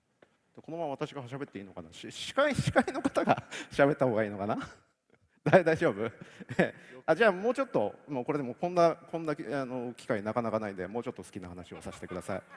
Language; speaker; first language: Japanese; native; Japanese